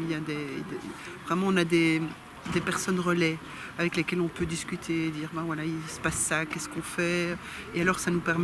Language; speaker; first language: French; native; French